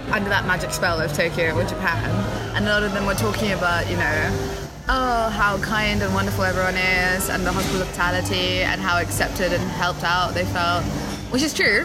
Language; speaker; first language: English; early bilingual, other home language; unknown